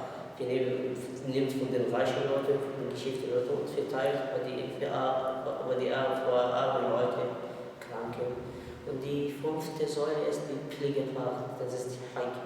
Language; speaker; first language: German; non-native, learner; Arabic